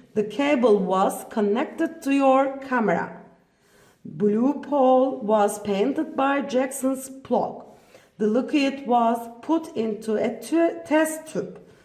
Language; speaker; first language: English; non-native, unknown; Turkish